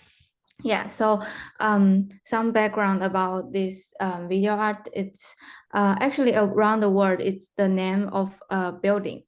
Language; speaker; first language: English; non-native, fluent; Chinese